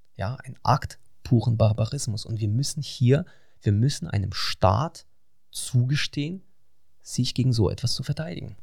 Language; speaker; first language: German; non-native, fluent; Russian